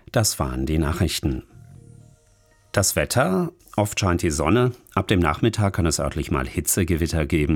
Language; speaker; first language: German; native; German